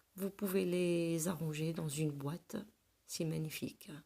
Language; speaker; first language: French; non-native, local second language; Arabic